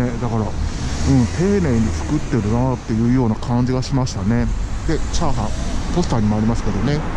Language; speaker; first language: Japanese; native; Japanese